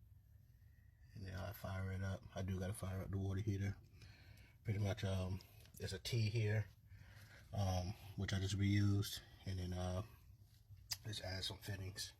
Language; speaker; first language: English; native; English